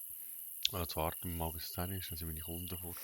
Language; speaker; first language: German; native; German